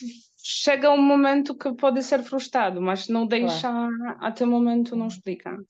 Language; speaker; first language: Portuguese; non-native, learner; Polish